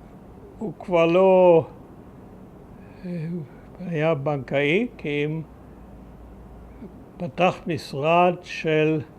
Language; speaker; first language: Hebrew; early bilingual, other home language; German